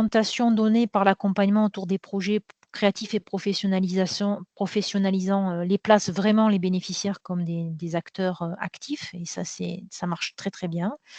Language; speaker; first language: French; native; French